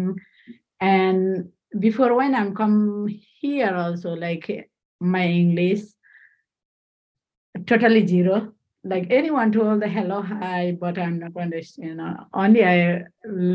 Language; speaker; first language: English; non-native, learner; Nepali